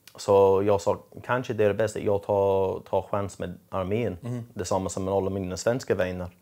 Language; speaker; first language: Swedish; non-native, learner; English